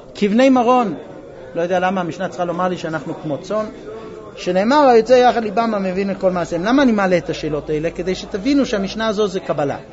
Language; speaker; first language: Hebrew; non-native, fluent; English